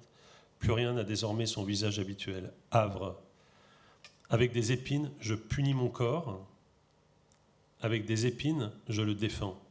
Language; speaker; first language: French; native; French